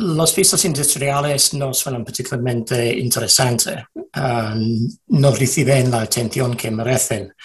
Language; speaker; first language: Spanish; non-native, learner; English